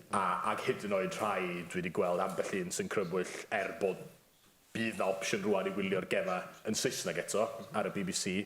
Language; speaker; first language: Welsh; native; Welsh